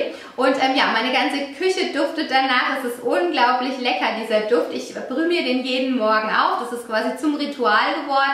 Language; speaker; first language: German; native; German